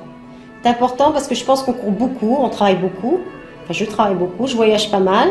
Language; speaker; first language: French; native; French